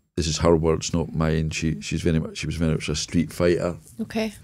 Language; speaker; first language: English; native; English